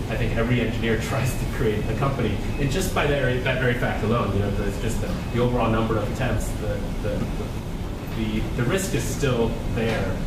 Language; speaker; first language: English; native; English